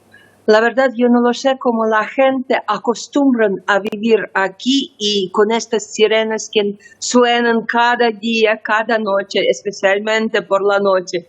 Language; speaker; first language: Spanish; non-native, learner; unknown